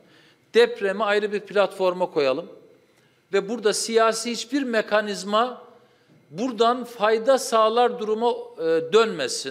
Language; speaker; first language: Turkish; native; Turkish